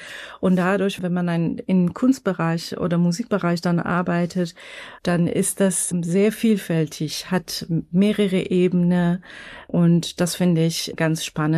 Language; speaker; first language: German; non-native, fluent; Persian